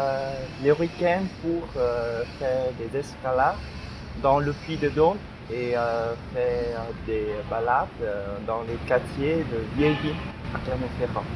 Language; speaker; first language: French; non-native, fluent; Vietnamese